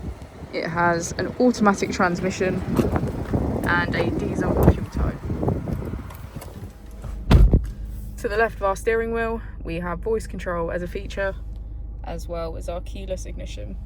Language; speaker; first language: English; native; English